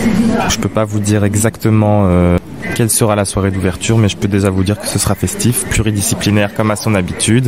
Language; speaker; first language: French; native; French